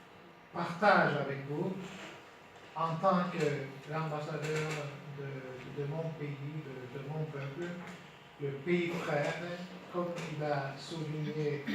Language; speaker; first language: French; non-native, fluent; Turkish